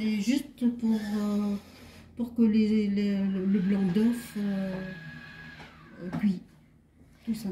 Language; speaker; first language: French; non-native, local second language; Arabic